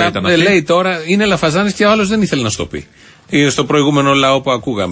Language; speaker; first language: Greek; native; Greek